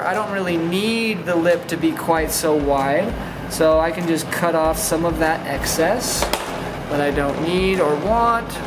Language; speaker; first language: English; native; English